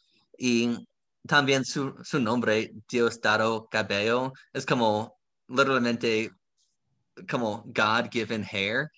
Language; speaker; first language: Spanish; non-native, fluent; English